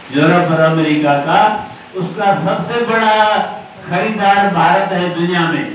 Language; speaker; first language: Urdu; non-native, local second language; Sindhi